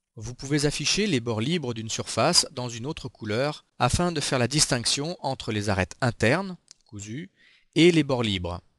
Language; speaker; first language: French; native; French